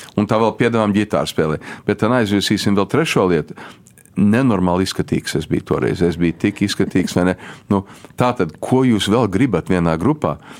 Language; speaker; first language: Latvian; early bilingual, heritage; Latvian